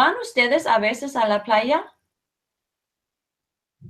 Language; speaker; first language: Spanish; non-native, fluent; English